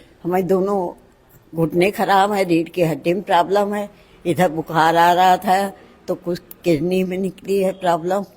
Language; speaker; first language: Hindi; native; Hindi